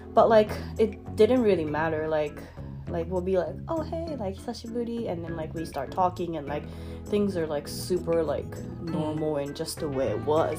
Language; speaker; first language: English; early bilingual, other home language; Japanese